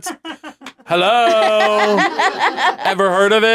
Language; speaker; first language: English; native; English